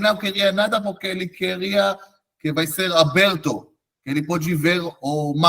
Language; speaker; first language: Portuguese; non-native, fluent; Hebrew